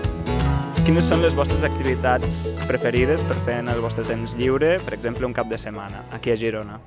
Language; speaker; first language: Catalan; native; Catalan